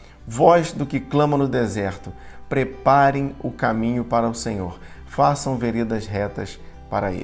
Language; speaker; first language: Portuguese; native; Portuguese